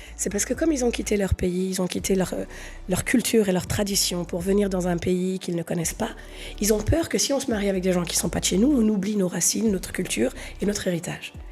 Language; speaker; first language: French; native; French